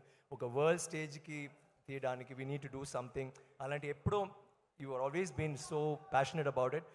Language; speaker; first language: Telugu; non-native, learner; Tamil